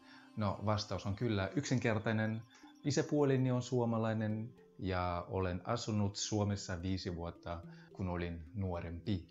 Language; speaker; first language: Finnish; non-native, fluent; Russian